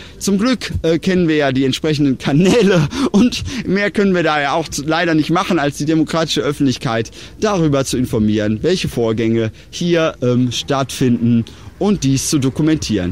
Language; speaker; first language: German; native; German